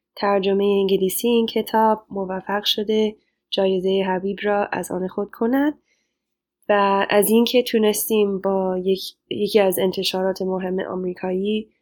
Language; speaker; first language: Persian; non-native, fluent; English